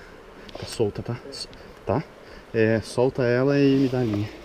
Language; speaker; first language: Portuguese; native; Portuguese